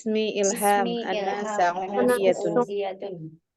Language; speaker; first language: Arabic; non-native, learner; Indonesian